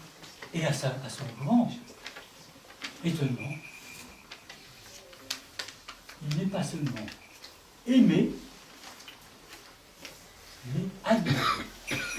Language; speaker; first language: French; native; French